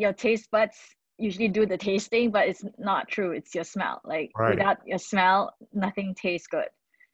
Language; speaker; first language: English; non-native, local second language; Cantonese